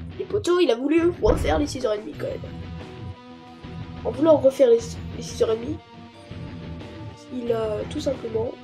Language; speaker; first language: French; native; French